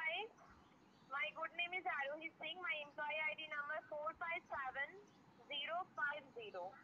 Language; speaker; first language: Hindi; native; Hindi